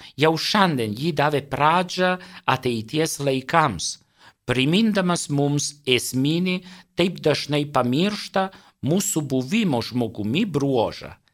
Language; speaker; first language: Lithuanian; non-native, fluent; Italian